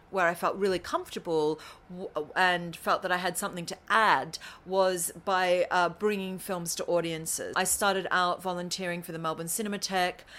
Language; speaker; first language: English; native; English